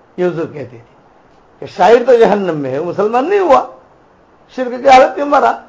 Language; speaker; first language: Urdu; non-native, local second language; Gujarati